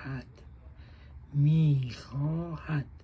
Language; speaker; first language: Persian; non-native, learner; Spanish